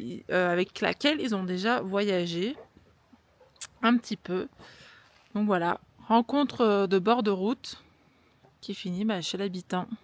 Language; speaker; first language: French; native; French